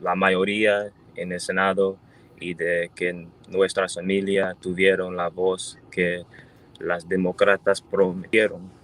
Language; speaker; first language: Spanish; early bilingual, heritage; Spanish